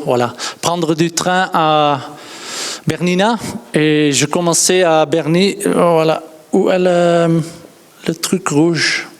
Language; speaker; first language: French; non-native, learner; Dutch